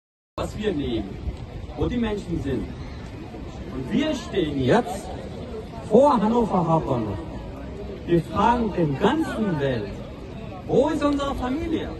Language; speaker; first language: German; non-native, learner; Baluchi